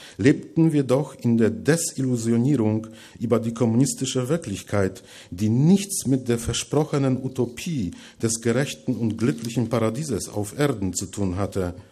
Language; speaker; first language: German; non-native, fluent; Polish